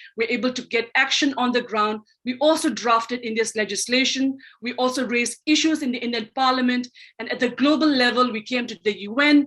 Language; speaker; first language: English; non-native, local second language; Manipuri